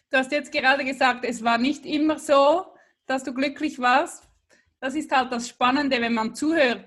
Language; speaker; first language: German; native; German